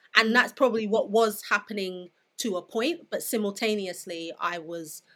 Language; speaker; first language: English; native; English